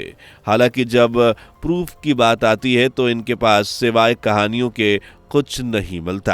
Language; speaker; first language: Hindi; native; Hindi